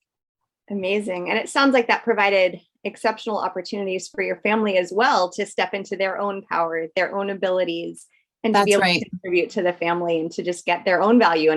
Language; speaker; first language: English; native; English